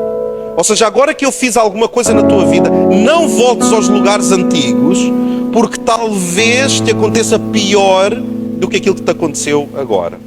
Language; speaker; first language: Portuguese; native; Portuguese